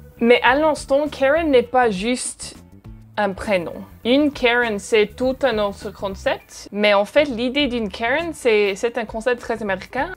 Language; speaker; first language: French; non-native, fluent; English